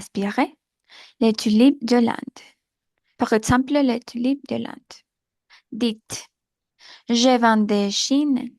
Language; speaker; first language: French; non-native, learner; Spanish